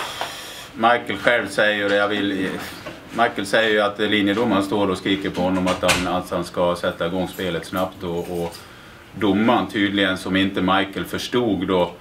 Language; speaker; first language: Swedish; native; Swedish